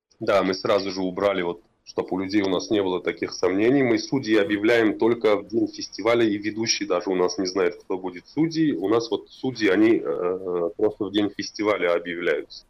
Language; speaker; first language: Russian; non-native, local second language; Tatar